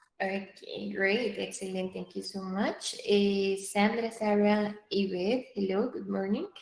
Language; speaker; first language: English; non-native, fluent; Spanish